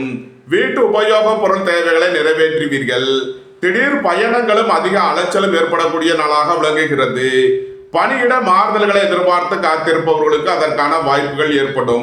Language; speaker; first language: Tamil; native; Tamil